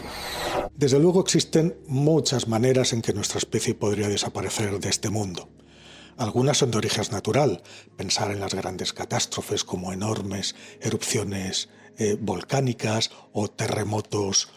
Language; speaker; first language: Spanish; native; Spanish